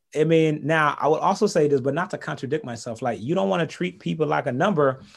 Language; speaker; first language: English; early bilingual, other home language; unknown